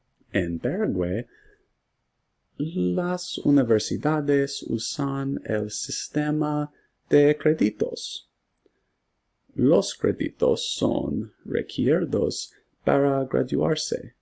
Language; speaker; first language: Spanish; non-native, learner; English